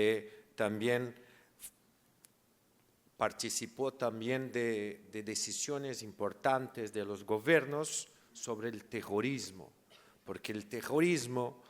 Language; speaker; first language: Spanish; non-native, learner; Portuguese